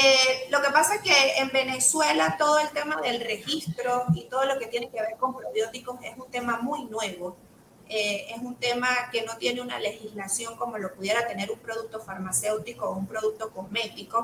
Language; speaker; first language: Spanish; native; Spanish